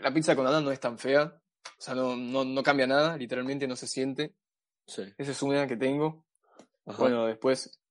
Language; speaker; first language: Spanish; native; Spanish